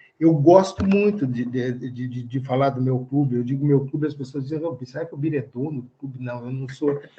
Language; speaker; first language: Portuguese; native; Portuguese